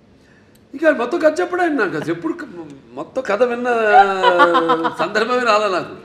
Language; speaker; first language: Telugu; native; Telugu